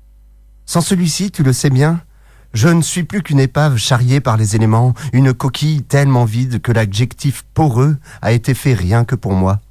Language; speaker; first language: French; native; French